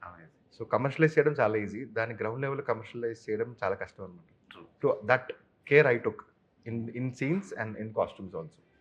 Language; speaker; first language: Telugu; native; Telugu